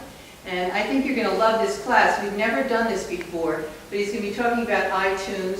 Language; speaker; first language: English; native; English